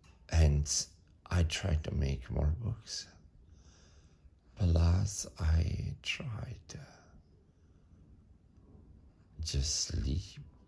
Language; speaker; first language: English; non-native, fluent; German